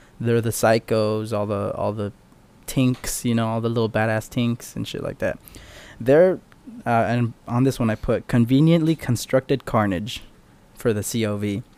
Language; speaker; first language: English; early bilingual, other home language; Spanish